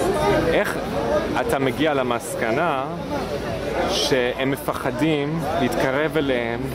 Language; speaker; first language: Hebrew; non-native, fluent; English